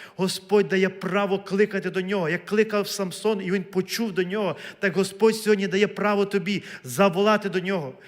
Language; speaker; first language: Ukrainian; native; Ukrainian